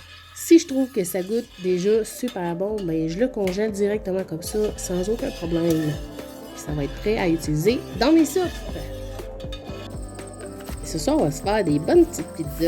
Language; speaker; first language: French; native; French